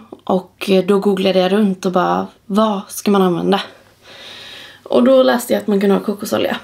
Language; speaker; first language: Swedish; native; Swedish